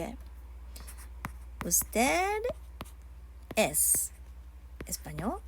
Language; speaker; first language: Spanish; non-native, learner; Japanese